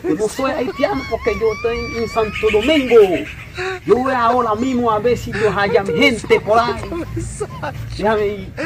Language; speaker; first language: Spanish; non-native, learner; Haitian Creole